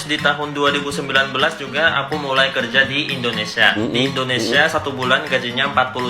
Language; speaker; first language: Indonesian; non-native, fluent; Japanese